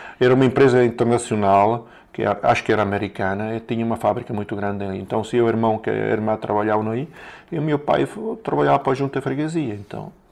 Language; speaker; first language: Portuguese; non-native, learner; Italian